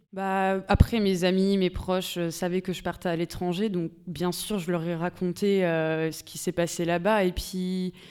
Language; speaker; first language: French; native; French